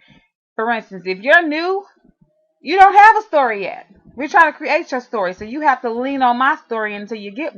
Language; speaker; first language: English; native; English